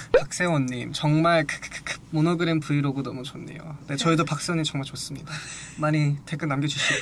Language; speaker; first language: Korean; native; Korean